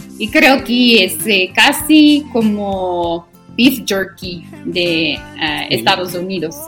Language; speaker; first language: Spanish; non-native, learner; Afrikaans